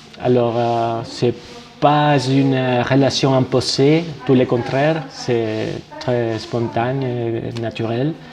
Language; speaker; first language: French; non-native, fluent; Spanish